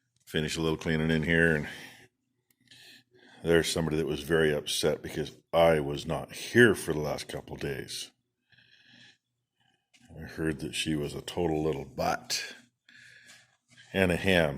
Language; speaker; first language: English; native; English